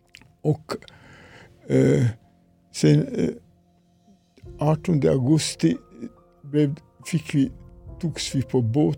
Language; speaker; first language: Swedish; non-native, fluent; Serbian